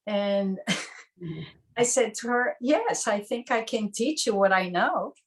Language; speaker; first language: English; non-native, fluent; Portuguese